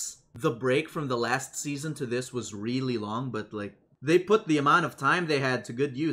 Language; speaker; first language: English; native; English